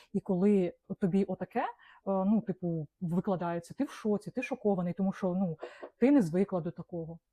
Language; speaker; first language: Ukrainian; non-native, local second language; Russian